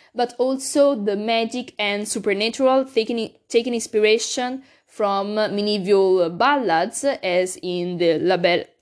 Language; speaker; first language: English; non-native, learner; Italian